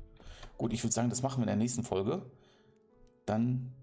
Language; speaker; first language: German; native; German